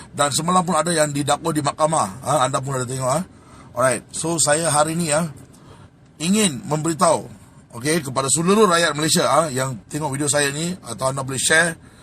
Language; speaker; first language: Malay; non-native, local second language; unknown